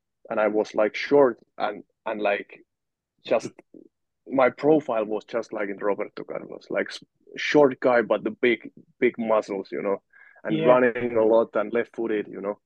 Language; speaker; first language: English; non-native, fluent; Finnish